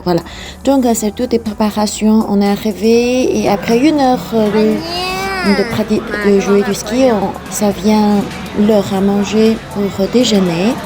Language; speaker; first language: French; non-native, fluent; Chinese